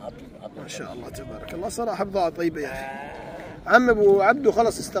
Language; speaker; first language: Arabic; native; Arabic